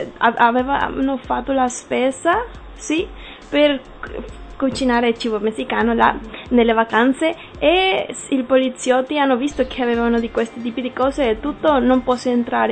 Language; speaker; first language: Italian; non-native, learner; Spanish